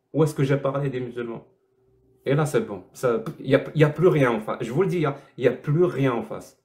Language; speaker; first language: French; non-native, local second language; Arabic